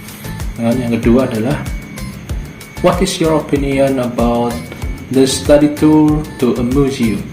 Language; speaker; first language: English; non-native, fluent; Indonesian